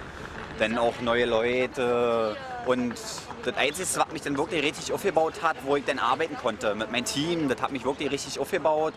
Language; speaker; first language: German; native; German